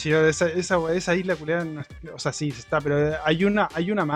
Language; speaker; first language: Spanish; native; Spanish